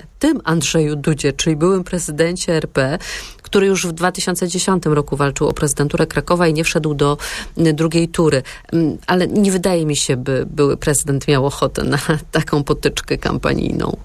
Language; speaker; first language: Polish; native; Polish